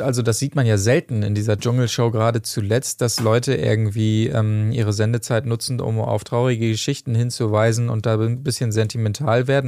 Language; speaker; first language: German; native; German